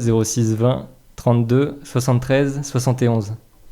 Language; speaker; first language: French; native; French